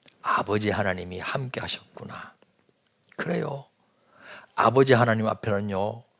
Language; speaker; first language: Korean; native; Korean